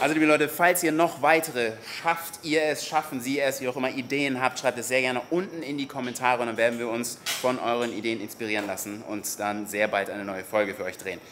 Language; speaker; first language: German; native; German